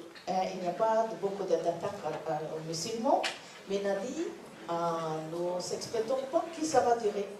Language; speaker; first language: French; non-native, learner; Norwegian